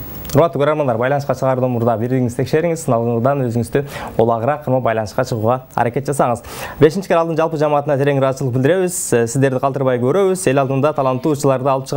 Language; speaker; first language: Kyrgyz; native; Kyrgyz